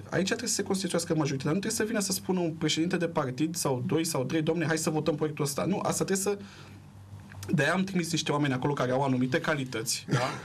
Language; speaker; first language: Romanian; native; Romanian